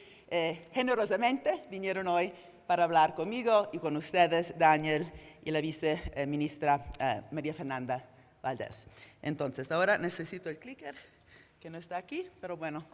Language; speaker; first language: Spanish; non-native, fluent; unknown